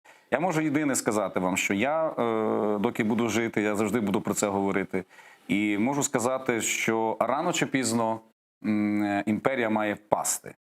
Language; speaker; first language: Ukrainian; native; Ukrainian